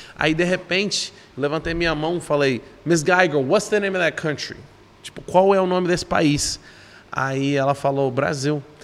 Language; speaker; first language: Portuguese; non-native, fluent; English